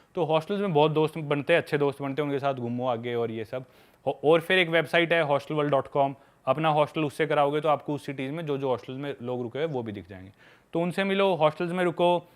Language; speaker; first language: Hindi; non-native, local second language; Punjabi